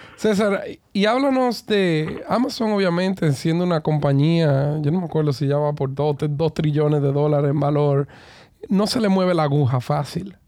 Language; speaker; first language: Spanish; native; Spanish